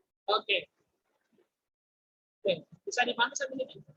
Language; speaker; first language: Indonesian; native; Indonesian